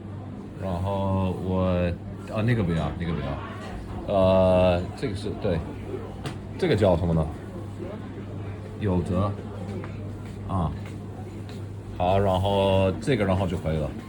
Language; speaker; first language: Chinese; non-native, fluent; English